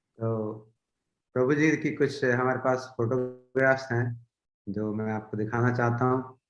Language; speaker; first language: Hindi; native; Hindi